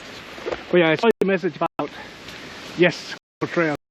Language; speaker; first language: English; non-native, fluent; Danish